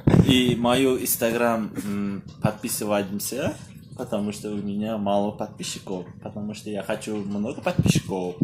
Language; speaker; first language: Russian; non-native, local second language; Kazakh